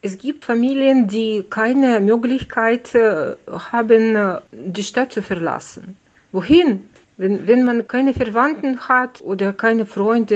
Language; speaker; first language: German; non-native, fluent; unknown